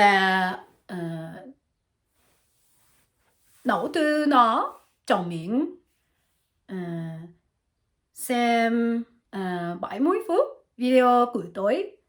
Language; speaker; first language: Vietnamese; non-native, learner; French